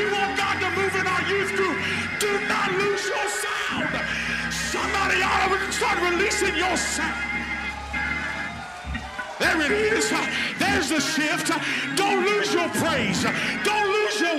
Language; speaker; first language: English; native; English